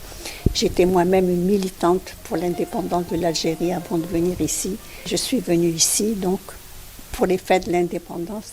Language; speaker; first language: French; non-native, local second language; Arabic